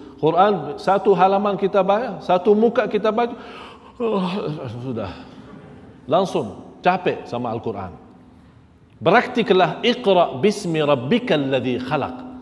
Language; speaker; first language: Malay; non-native, fluent; Arabic